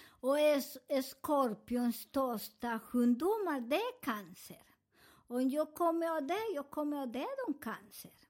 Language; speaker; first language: Swedish; non-native, fluent; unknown